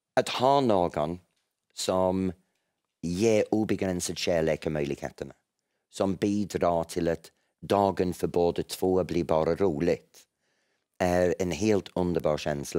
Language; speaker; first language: Swedish; non-native, fluent; English